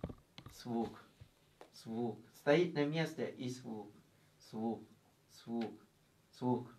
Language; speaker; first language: Russian; non-native, learner; Thai